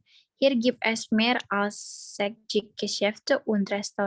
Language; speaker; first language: German; non-native, learner; Indonesian